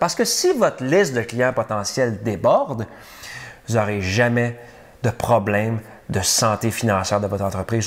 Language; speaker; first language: French; native; French